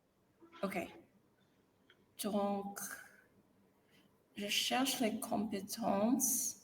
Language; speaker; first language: French; non-native, learner; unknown